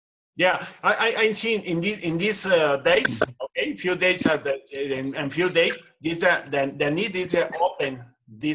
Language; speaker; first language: English; non-native, learner; Spanish